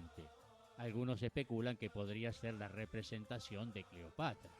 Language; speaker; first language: Spanish; native; Spanish